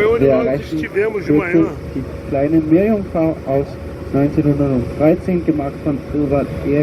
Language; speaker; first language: German; non-native, learner; Danish